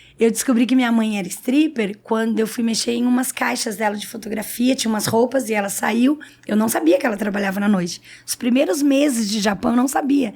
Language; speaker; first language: Portuguese; native; Portuguese